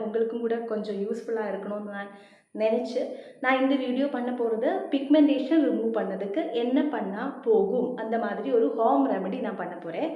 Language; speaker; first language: Tamil; non-native, learner; Malayalam